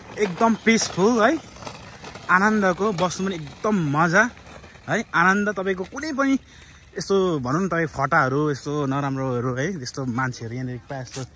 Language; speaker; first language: Nepali; native; Nepali